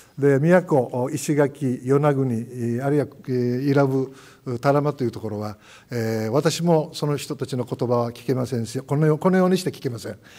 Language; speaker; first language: Japanese; native; Japanese